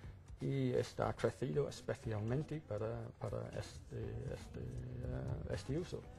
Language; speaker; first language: Spanish; non-native, fluent; English